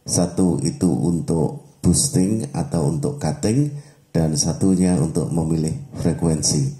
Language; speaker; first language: Indonesian; native; Indonesian